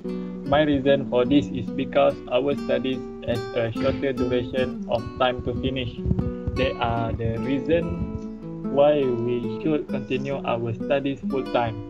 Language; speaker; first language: English; non-native, learner; Malay